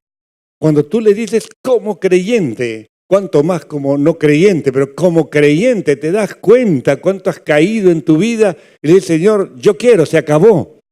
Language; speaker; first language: Spanish; native; Spanish